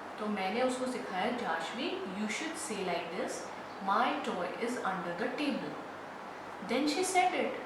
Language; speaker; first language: Hindi; native; Hindi